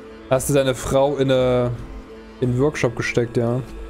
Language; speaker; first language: German; native; German